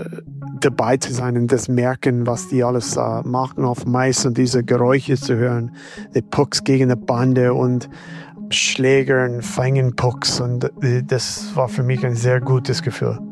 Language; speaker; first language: German; non-native, fluent; English